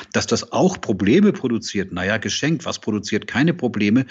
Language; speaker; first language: German; native; German